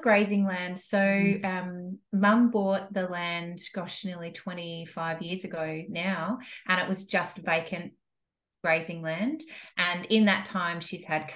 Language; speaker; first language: English; native; English